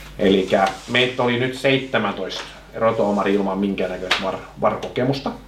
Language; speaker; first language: Finnish; non-native, local second language; Swedish